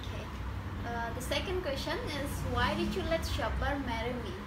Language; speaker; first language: English; non-native, fluent; Indonesian